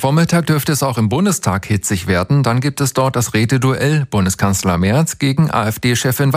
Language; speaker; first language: German; native; German